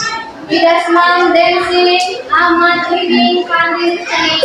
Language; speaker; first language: English; non-native, learner; Indonesian